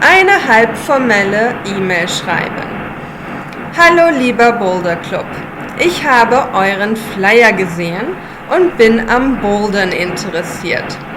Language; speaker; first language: German; non-native, fluent; English